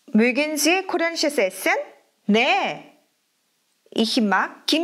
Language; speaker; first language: German; non-native, fluent; Korean